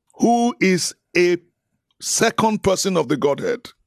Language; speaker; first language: English; non-native, local second language; Yoruba